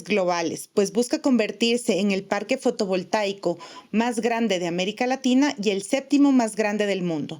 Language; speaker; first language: Spanish; native; Spanish